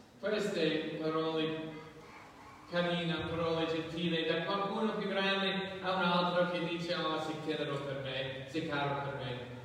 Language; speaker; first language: Italian; non-native, fluent; English